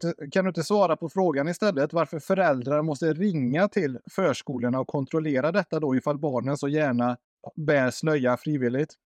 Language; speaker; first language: Swedish; native; Swedish